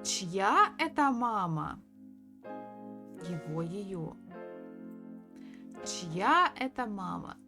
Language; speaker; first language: Russian; non-native, fluent; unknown